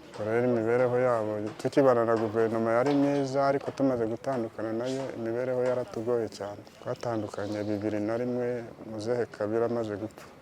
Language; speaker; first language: Kinyarwanda; native; Kinyarwanda